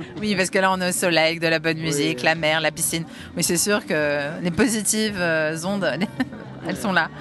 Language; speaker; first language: French; native; French